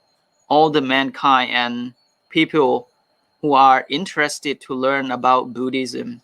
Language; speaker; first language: English; non-native, fluent; Thai